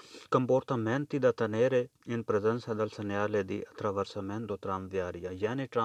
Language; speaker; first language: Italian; non-native, learner; Urdu